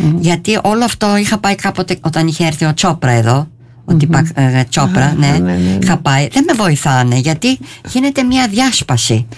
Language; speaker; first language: Greek; early bilingual, heritage; Greek